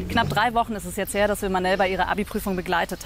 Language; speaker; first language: German; native; German